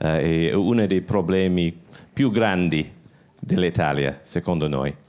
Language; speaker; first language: Italian; non-native, learner; English